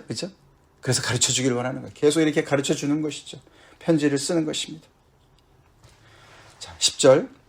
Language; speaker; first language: Korean; native; Korean